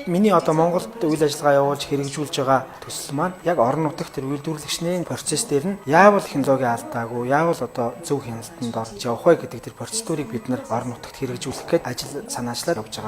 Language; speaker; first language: Mongolian; non-native, fluent; Japanese